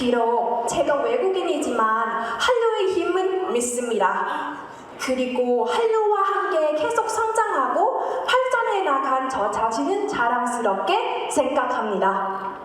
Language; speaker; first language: Korean; non-native, fluent; Thai